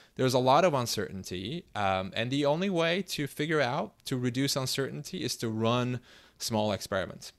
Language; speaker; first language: English; non-native, fluent; Turkish